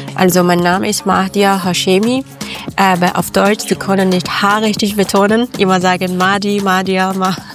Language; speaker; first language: German; non-native, learner; Persian